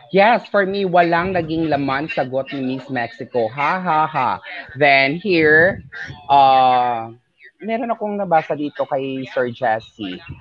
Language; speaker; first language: Filipino; non-native, local second language; Hiligaynon